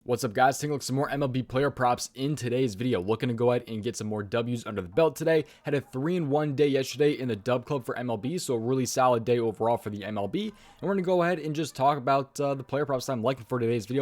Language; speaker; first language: English; native; English